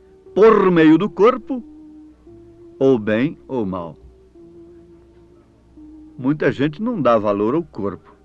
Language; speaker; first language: Portuguese; native; Portuguese